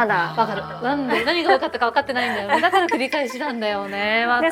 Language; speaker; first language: Japanese; native; Japanese